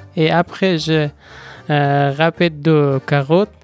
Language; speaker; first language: French; non-native, learner; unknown